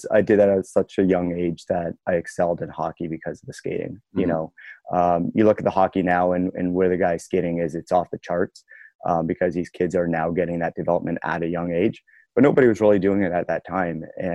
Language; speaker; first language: English; native; English